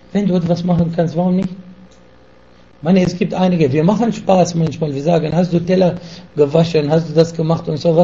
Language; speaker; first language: German; non-native, fluent; Arabic